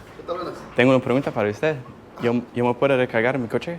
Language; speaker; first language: Spanish; non-native, learner; English